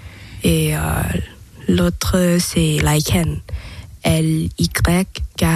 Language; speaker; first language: French; non-native, learner; Thai